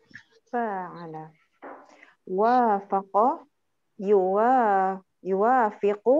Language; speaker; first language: Arabic; non-native, learner; Malay